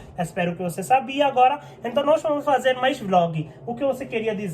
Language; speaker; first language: Portuguese; non-native, learner; Hindi